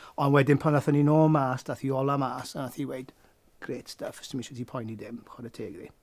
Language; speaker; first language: Welsh; native; Welsh